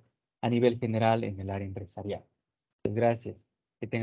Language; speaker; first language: Spanish; native; Spanish